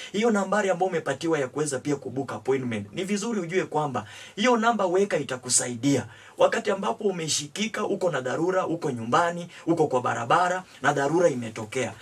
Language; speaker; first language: Swahili; non-native, local second language; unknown